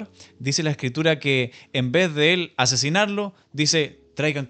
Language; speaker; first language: Spanish; native; Spanish